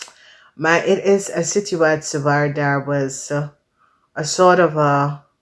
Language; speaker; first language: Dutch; non-native, learner; English